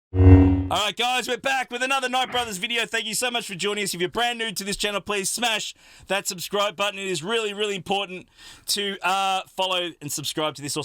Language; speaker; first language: English; native; English